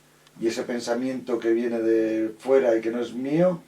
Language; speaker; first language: Spanish; native; Spanish